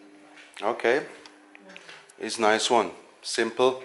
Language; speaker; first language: English; non-native, learner; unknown